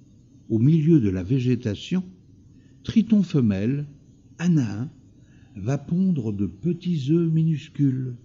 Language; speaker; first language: French; native; French